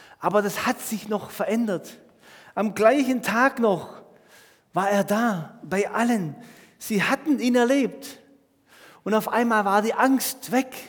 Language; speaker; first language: German; native; German